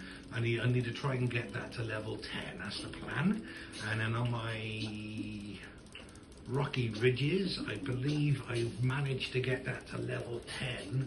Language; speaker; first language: English; native; English